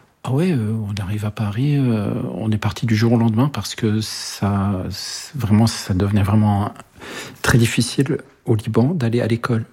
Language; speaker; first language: French; early bilingual, other home language; Arabic